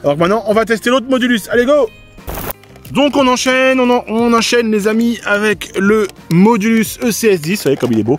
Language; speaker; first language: French; native; French